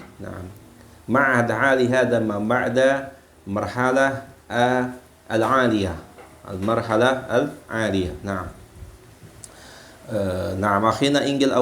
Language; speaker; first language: Arabic; non-native, fluent; Indonesian